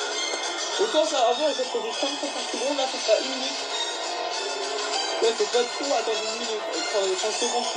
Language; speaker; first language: French; native; French